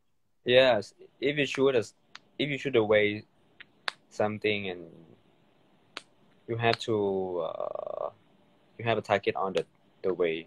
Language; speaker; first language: English; non-native, learner; Thai